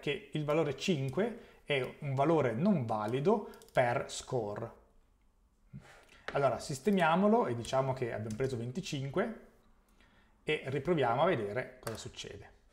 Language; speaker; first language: Italian; native; Italian